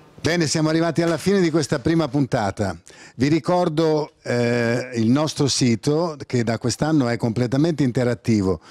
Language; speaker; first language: Italian; native; Italian